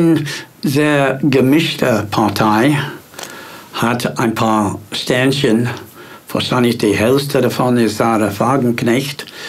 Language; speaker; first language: German; non-native, fluent; English